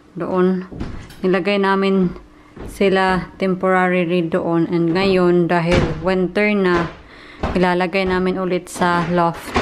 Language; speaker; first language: Filipino; native; Filipino